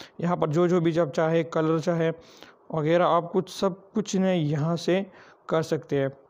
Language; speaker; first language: Urdu; non-native, local second language; Pashto